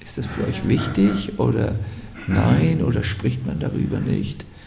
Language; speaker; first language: German; native; German